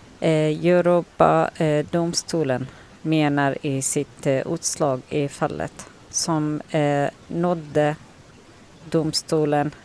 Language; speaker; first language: Swedish; non-native, learner; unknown